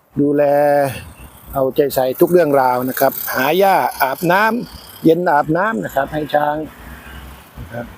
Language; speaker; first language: Thai; native; Thai